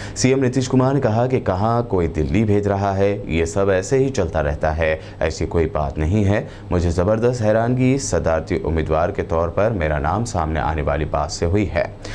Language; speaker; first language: Urdu; native; Urdu